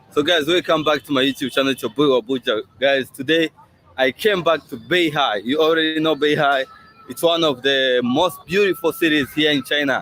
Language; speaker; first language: English; non-native, fluent; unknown